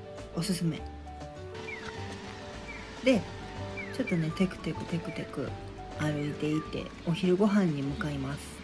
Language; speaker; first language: Japanese; native; Japanese